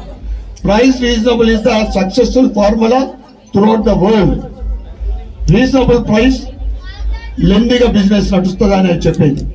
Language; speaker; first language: Telugu; native; Telugu